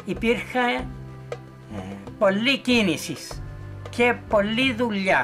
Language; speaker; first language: Greek; native; Greek